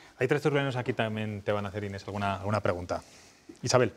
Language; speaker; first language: Spanish; native; Spanish